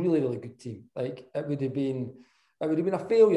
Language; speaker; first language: English; native; English